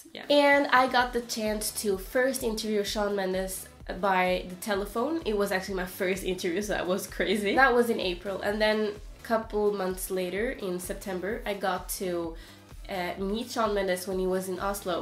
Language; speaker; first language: English; non-native, fluent; Portuguese